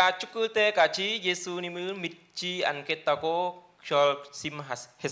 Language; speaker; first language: Korean; non-native, learner; Khmer